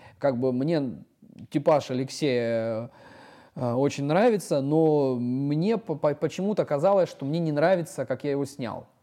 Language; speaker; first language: Russian; native; Russian